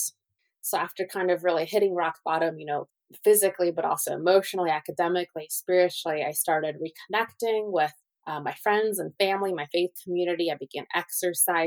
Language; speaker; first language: English; native; English